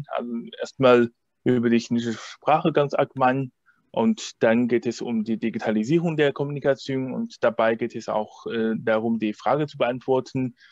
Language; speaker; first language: German; non-native, fluent; Chinese